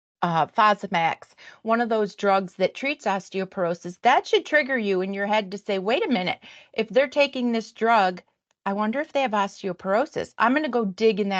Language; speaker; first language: English; native; English